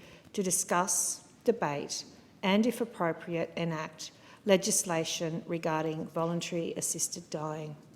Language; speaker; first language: English; native; English